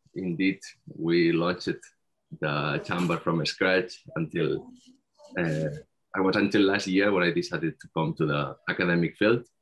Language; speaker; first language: English; non-native, fluent; Spanish